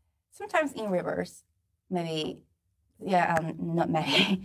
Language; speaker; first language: English; non-native, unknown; Japanese